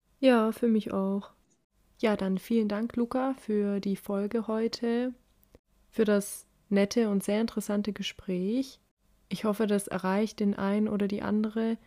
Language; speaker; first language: German; native; German